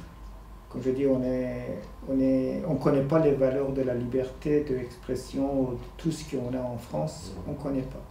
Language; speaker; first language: French; non-native, fluent; Persian